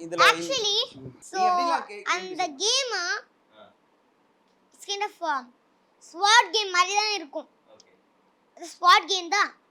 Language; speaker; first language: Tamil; non-native, local second language; Tulu